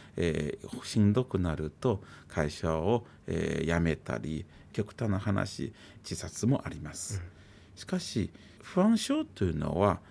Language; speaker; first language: Japanese; native; Japanese